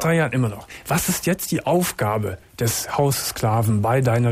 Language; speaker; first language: German; native; German